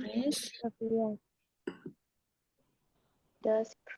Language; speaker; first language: English; non-native, learner; Indonesian